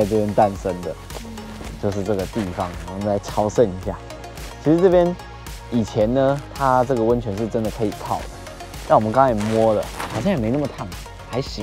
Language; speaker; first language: Chinese; native; Chinese